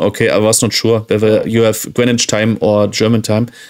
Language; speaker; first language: English; non-native, fluent; German